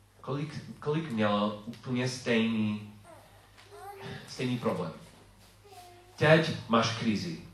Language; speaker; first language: Czech; non-native, fluent; English